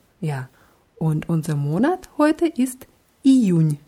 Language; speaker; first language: German; non-native, fluent; Russian